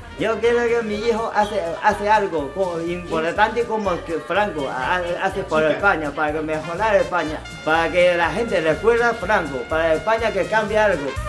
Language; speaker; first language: Spanish; non-native, learner; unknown